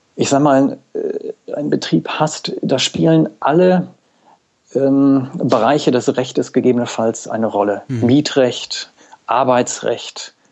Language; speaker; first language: German; native; German